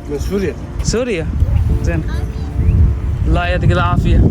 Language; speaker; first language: Arabic; non-native, learner; Bangla